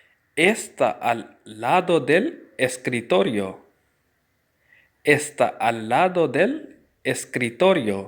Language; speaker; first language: Spanish; non-native, fluent; Urdu